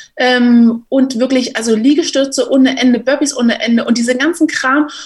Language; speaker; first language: German; native; German